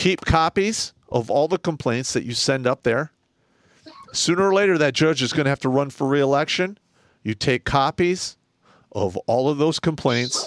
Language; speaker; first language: English; native; English